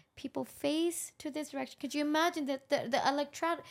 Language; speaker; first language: English; non-native, local second language; Urdu